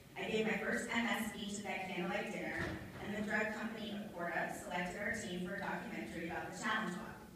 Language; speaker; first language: English; native; English